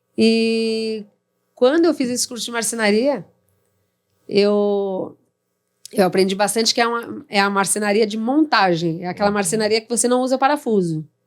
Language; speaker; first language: Portuguese; native; Portuguese